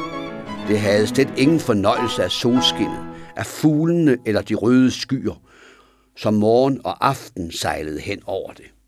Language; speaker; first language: Danish; native; Danish